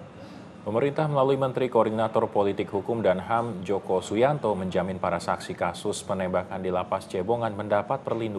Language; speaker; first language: Indonesian; native; Indonesian